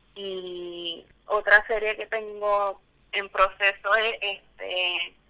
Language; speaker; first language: Spanish; native; Spanish